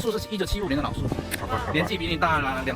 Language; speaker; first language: Chinese; native; Chinese